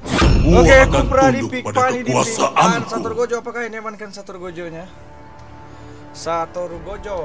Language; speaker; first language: Indonesian; native; Indonesian